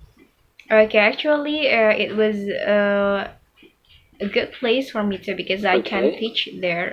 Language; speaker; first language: English; non-native, fluent; Indonesian